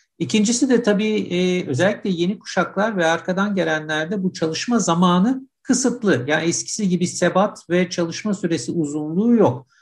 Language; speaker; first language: Turkish; native; Turkish